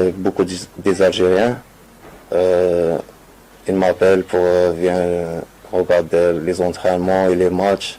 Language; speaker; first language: French; non-native, learner; Arabic